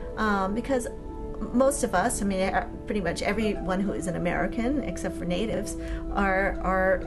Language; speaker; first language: English; native; English